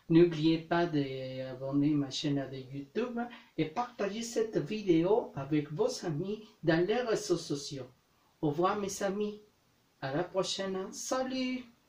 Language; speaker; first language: French; non-native, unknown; Spanish